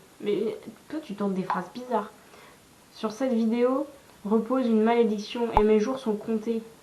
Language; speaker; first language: French; native; French